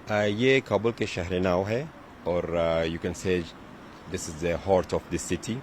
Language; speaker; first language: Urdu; non-native, fluent; Pashto